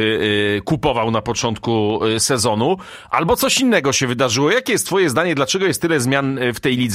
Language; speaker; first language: Polish; native; Polish